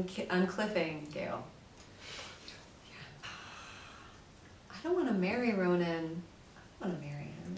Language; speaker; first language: English; native; English